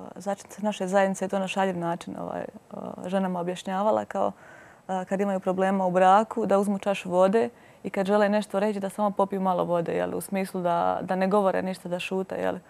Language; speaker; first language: Croatian; native; Croatian